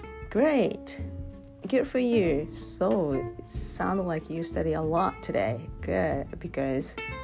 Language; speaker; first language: English; non-native, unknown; Japanese